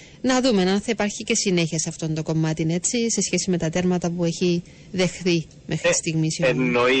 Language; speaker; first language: Greek; native; Greek